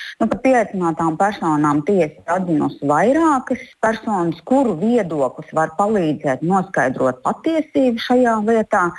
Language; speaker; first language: Latvian; native; Latvian